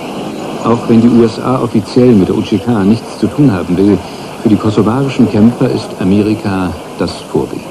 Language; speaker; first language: German; native; German